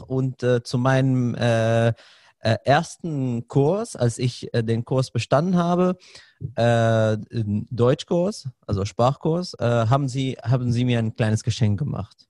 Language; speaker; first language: German; non-native, fluent; Arabic